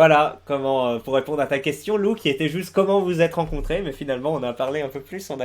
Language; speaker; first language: French; native; French